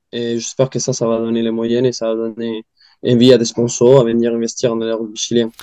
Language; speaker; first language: French; non-native, fluent; Spanish